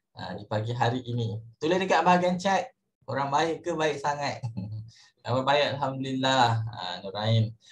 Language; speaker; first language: Malay; native; Malay